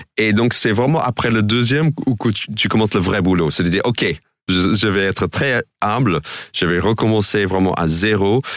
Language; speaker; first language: French; non-native, fluent; English